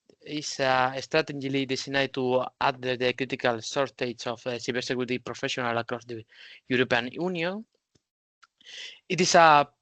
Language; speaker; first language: English; non-native, learner; Spanish